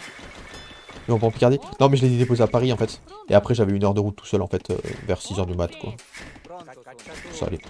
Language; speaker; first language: French; native; French